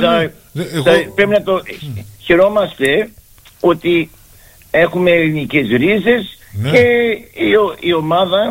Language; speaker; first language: Greek; early bilingual, heritage; Greek